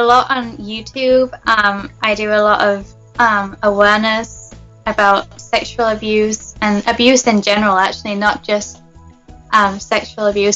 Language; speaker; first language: English; native; English